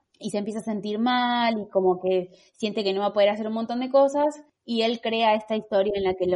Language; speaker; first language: Spanish; native; Spanish